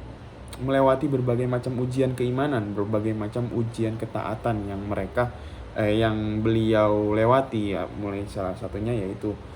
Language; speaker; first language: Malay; non-native, local second language; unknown